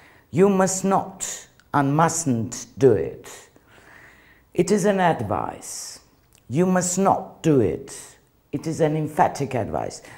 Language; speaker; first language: English; non-native, fluent; Georgian